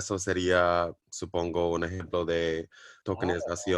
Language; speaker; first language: Spanish; non-native, learner; English